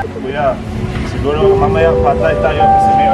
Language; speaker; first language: Filipino; non-native, learner; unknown